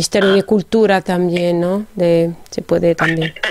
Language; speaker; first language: Spanish; non-native, fluent; Arabic